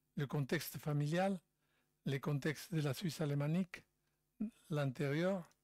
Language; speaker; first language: French; non-native, fluent; Spanish